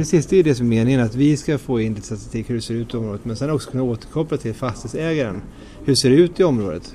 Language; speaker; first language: Swedish; native; Swedish